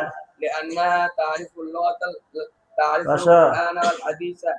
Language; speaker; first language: Arabic; non-native, learner; Bangla